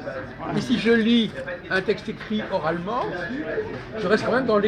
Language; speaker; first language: French; native; French